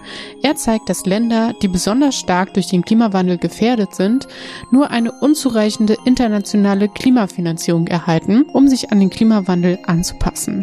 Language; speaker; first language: German; native; German